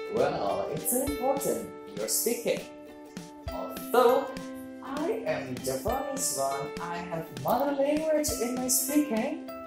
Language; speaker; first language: English; non-native, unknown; Javanese